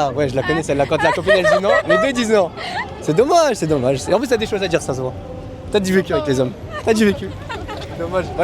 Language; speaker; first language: French; native; French